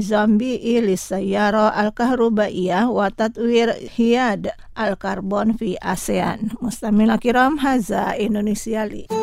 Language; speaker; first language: Arabic; non-native, fluent; Indonesian